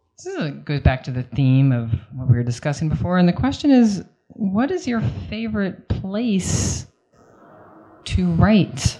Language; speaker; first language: English; native; English